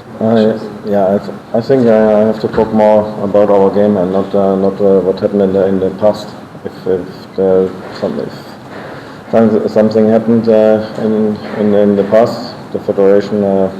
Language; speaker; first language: English; non-native, fluent; German